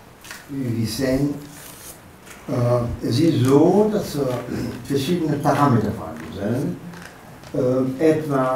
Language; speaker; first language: German; non-native, fluent; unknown